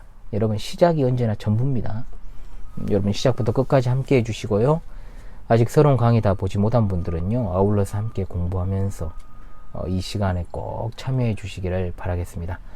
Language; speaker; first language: Korean; native; Korean